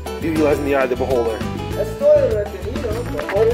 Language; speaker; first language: Spanish; non-native, learner; English